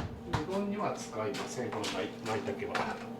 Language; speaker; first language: Japanese; native; Japanese